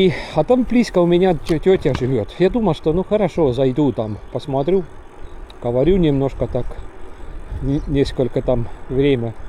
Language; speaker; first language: Russian; non-native, local second language; Estonian